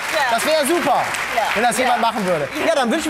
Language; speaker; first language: German; native; German